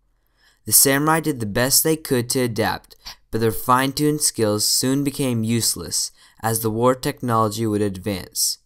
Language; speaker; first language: English; native; English